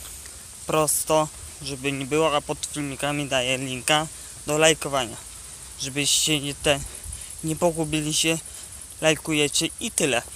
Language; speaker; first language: Polish; native; Polish